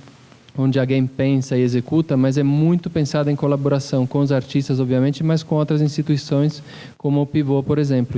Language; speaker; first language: Portuguese; non-native, fluent; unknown